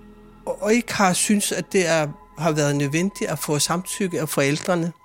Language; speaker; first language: Swedish; non-native, fluent; Kalaallisut